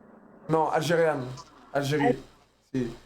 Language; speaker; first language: Spanish; non-native, learner; French